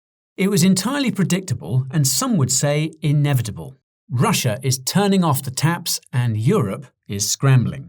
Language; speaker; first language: English; native; English